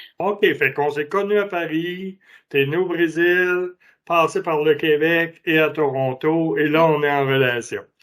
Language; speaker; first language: French; native; French